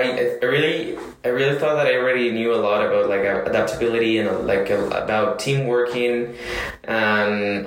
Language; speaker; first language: English; non-native, fluent; Spanish